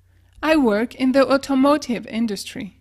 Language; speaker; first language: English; non-native, fluent; French